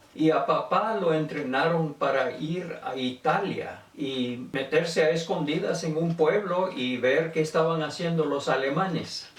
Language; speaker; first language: Spanish; native; Spanish